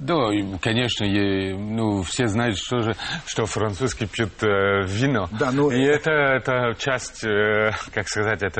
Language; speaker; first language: Russian; non-native, fluent; French